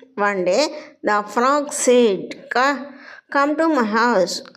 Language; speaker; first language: English; non-native, local second language; Telugu